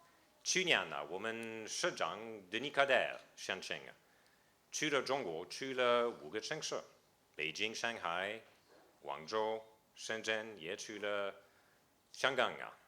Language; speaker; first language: Chinese; non-native, fluent; French